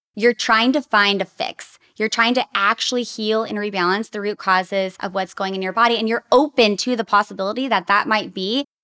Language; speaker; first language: English; native; English